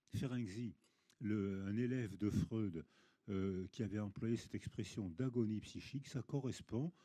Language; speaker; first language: French; native; French